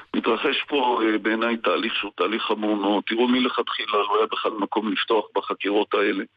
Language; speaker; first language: Hebrew; native; Hebrew